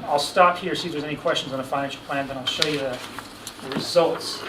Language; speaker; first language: English; native; English